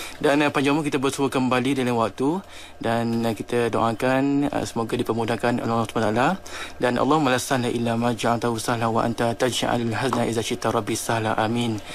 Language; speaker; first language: Malay; native; Malay